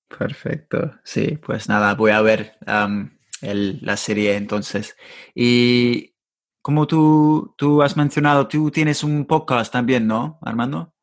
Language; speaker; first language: Spanish; non-native, fluent; English